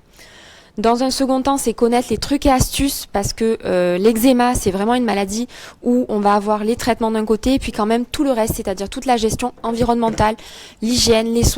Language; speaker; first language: French; native; French